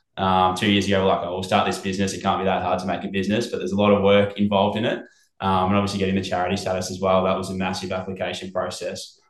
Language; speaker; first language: English; native; English